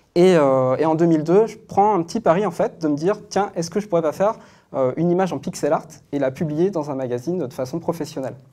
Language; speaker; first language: French; native; French